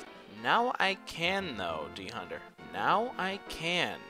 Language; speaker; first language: English; native; English